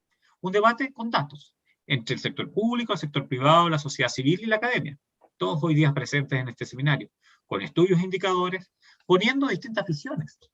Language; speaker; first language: Spanish; native; Spanish